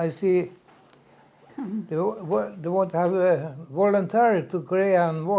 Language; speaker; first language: English; non-native, learner; Swedish